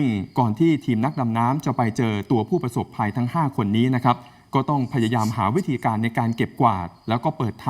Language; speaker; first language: Thai; native; Thai